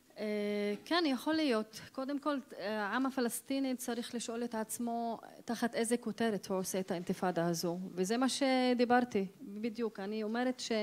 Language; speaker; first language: Hebrew; non-native, local second language; Arabic